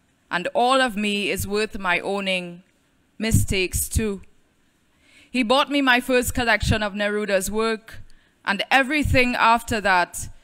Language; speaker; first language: English; native; English